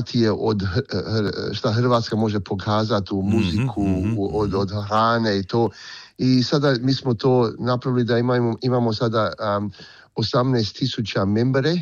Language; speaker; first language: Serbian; early bilingual, heritage; Croatian